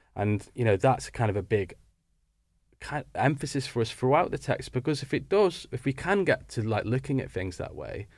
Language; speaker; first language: English; native; English